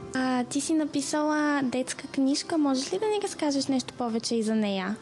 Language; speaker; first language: Bulgarian; native; Bulgarian